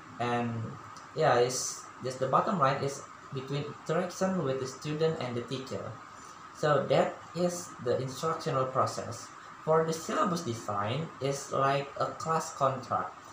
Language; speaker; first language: English; non-native, learner; Balinese